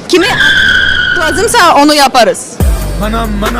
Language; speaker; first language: Turkish; non-native, fluent; Russian